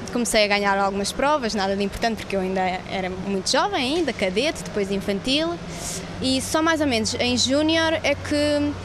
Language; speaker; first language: Portuguese; early bilingual, other home language; Russian